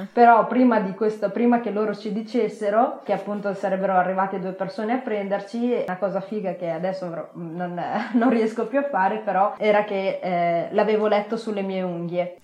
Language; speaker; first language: Italian; early bilingual, other home language; Kannada